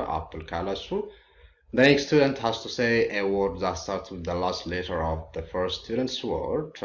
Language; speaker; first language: English; non-native, local second language; Amharic